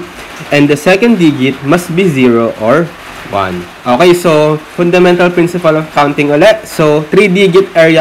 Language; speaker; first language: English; non-native, local second language; Filipino